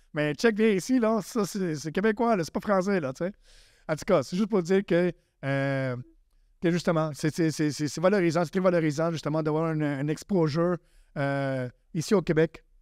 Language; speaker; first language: French; non-native, fluent; Spanish